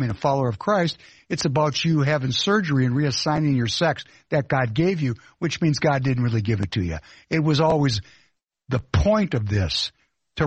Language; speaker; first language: English; non-native, fluent; Russian